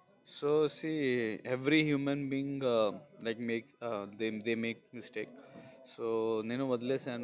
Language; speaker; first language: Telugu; non-native, local second language; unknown